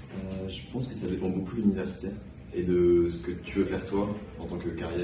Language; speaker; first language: French; native; French